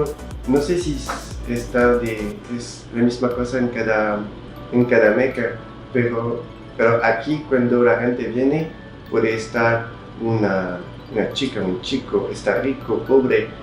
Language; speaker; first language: Spanish; non-native, fluent; French